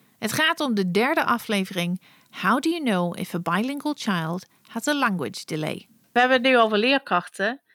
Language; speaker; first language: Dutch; non-native, fluent; English